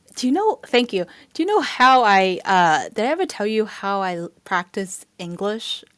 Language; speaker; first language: English; non-native, fluent; Chinese